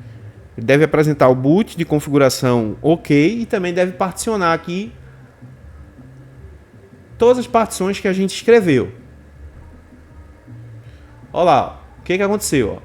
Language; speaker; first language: Portuguese; native; Portuguese